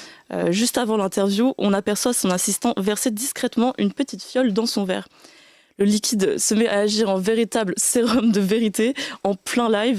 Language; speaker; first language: French; native; French